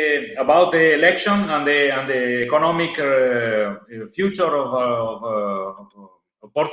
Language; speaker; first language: English; non-native, learner; Italian